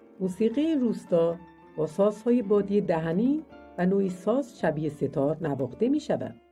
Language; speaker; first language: Persian; native; Persian